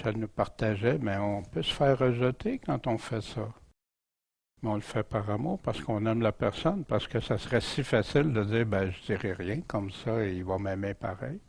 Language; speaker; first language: French; native; French